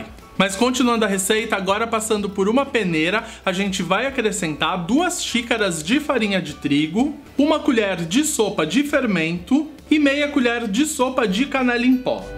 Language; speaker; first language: Portuguese; native; Portuguese